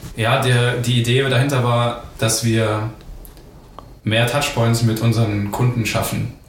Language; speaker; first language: German; native; German